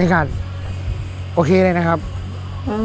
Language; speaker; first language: Thai; native; Thai